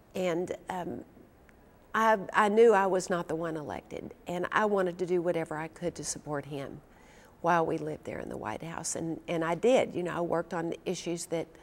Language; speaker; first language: English; native; English